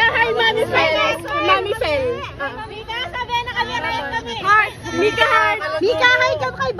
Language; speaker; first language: Filipino; native; Filipino